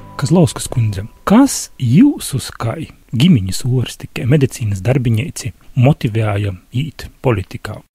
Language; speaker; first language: Latvian; native; Latvian